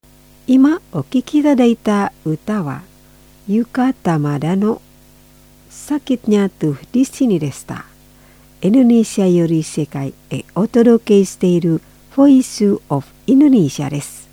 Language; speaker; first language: Japanese; non-native, fluent; Indonesian